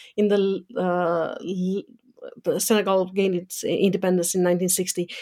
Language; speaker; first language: English; non-native, fluent; Romanian